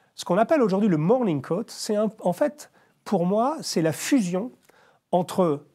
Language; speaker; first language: French; native; French